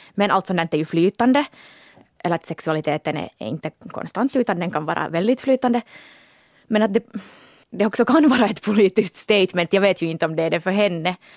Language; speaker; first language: Swedish; native; Swedish